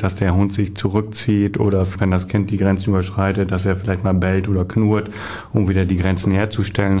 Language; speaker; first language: German; native; German